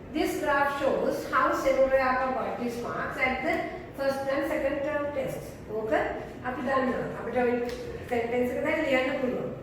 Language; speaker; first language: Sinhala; native; Sinhala